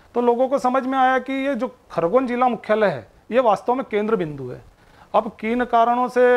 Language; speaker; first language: Hindi; native; Hindi